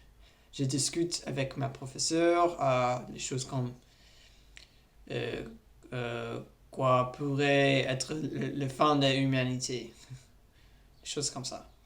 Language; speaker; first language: French; non-native, learner; English